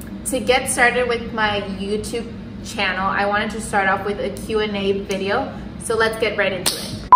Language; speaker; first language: English; early bilingual, other home language; Spanish